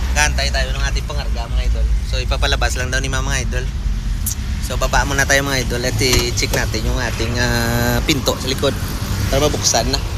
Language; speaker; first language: Filipino; non-native, local second language; Hiligaynon